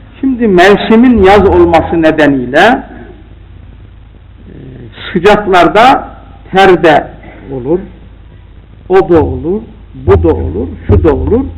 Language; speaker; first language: Turkish; native; Turkish